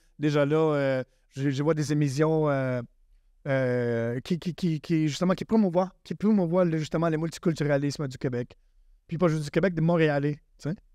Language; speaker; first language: French; non-native, fluent; Spanish